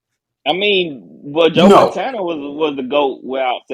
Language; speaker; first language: English; native; English